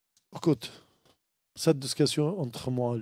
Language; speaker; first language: French; non-native, learner; Arabic